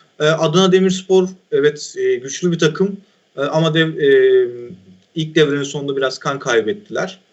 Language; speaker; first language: Turkish; native; Turkish